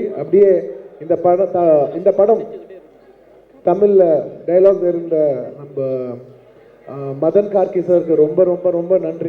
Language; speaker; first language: Tamil; non-native, local second language; Telugu